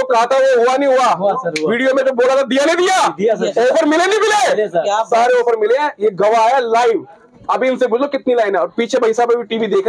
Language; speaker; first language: Hindi; native; Hindi